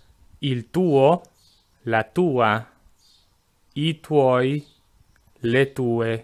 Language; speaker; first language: Italian; non-native, fluent; English